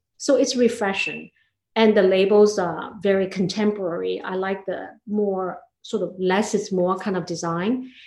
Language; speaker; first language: English; non-native, fluent; Chinese